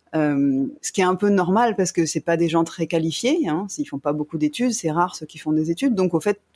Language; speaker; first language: French; native; French